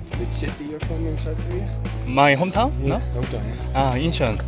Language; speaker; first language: English; non-native, learner; Korean